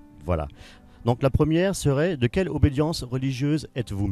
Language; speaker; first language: French; native; French